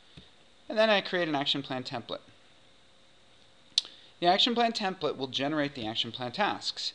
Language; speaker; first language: English; native; English